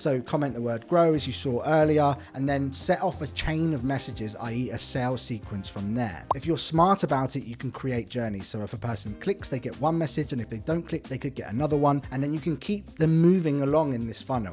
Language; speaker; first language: English; native; English